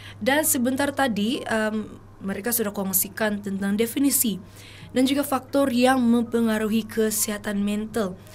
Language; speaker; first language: Malay; native; Malay